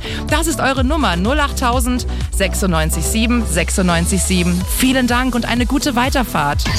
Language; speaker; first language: German; native; German